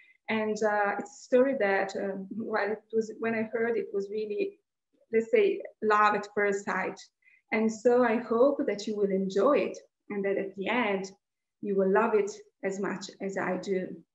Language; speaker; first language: English; non-native, fluent; Italian